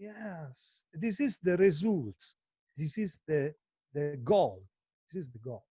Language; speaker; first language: English; non-native, learner; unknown